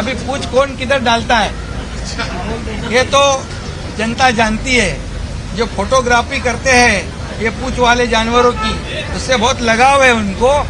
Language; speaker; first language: Hindi; non-native, local second language; Marathi